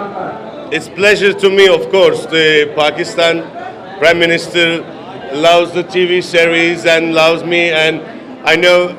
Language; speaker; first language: English; non-native, learner; Turkish